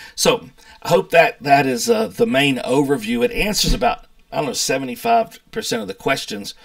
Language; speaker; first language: English; native; English